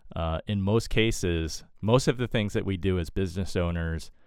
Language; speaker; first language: English; native; English